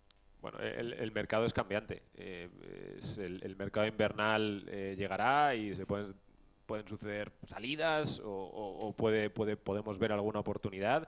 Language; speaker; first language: Spanish; native; Spanish